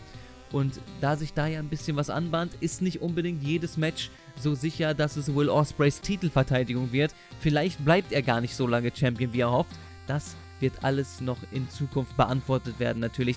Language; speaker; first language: German; native; German